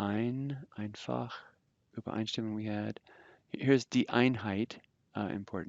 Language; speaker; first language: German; non-native, fluent; English